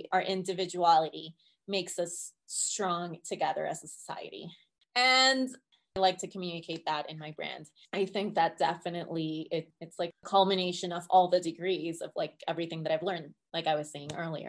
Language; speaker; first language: English; non-native, fluent; Spanish